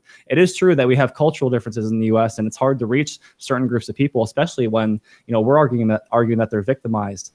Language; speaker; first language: English; native; English